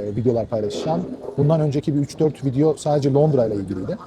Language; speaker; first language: Turkish; non-native, fluent; Persian